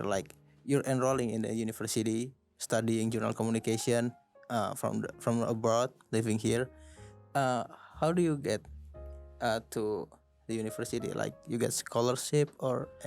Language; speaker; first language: English; non-native, learner; Indonesian